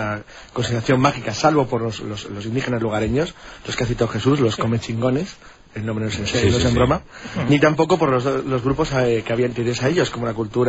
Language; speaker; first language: Spanish; native; Spanish